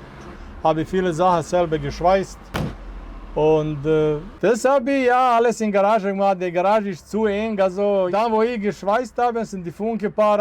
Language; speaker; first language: German; non-native, fluent; Serbian